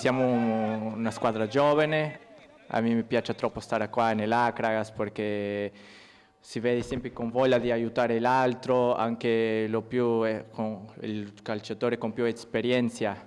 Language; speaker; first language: Italian; non-native, learner; Portuguese